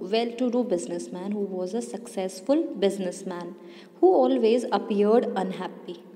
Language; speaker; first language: English; non-native, local second language; Hindi